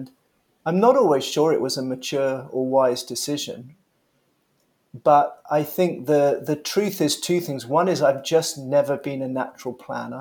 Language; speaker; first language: English; native; English